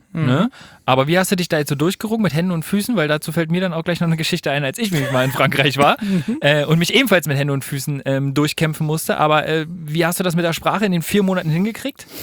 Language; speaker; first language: German; native; German